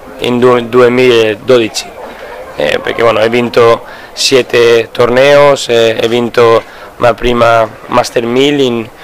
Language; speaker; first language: Italian; non-native, learner; Spanish